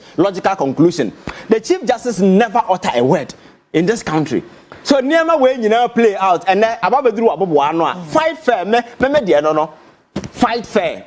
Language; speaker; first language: English; non-native, local second language; Akan